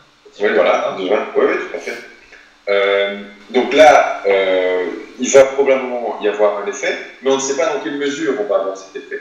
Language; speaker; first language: French; native; French